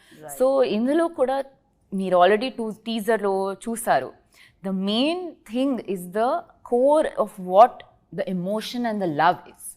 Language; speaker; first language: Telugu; non-native, learner; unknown